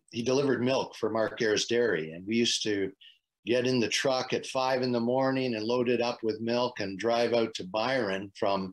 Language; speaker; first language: English; native; English